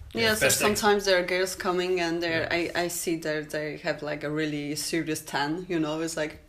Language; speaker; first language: English; non-native, fluent; Polish